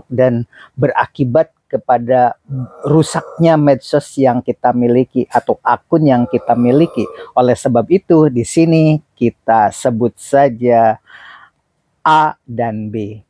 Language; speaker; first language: Indonesian; native; Indonesian